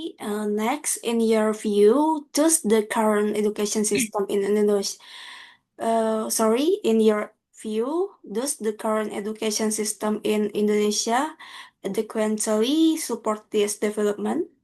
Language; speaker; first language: English; non-native, learner; Indonesian